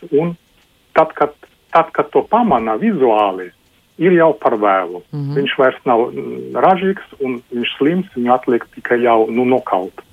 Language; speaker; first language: Latvian; non-native, local second language; Russian